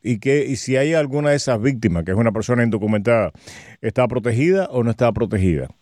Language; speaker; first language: Spanish; native; Spanish